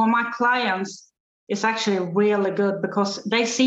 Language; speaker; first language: English; non-native, fluent; Swedish